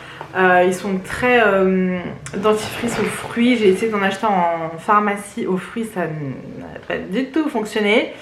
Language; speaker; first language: French; native; French